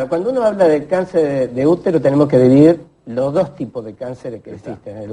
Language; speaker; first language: Spanish; native; Spanish